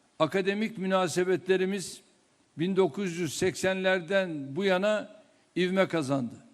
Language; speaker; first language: Turkish; native; Turkish